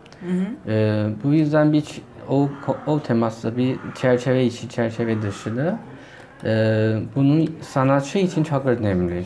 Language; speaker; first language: Turkish; non-native, fluent; Chinese